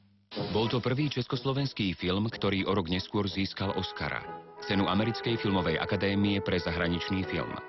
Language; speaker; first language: Slovak; native; Slovak